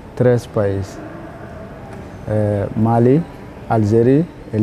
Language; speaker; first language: Spanish; non-native, learner; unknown